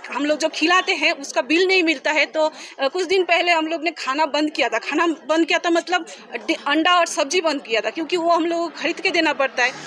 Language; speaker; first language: Hindi; non-native, local second language; Bangla